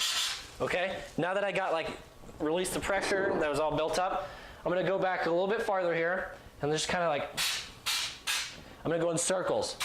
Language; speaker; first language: English; native; English